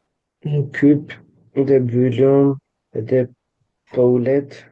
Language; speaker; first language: French; non-native, learner; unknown